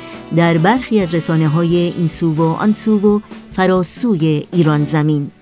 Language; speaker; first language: Persian; native; Persian